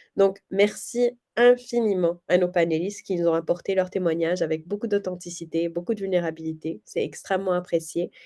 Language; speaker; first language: French; early bilingual, other home language; Arabic